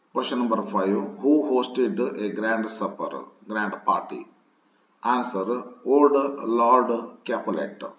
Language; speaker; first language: English; non-native, local second language; Kannada